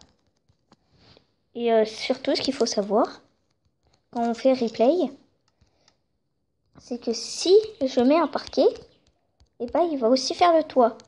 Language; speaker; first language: French; native; French